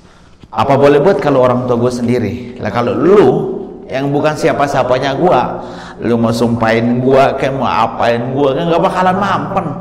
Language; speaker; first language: Indonesian; native; Indonesian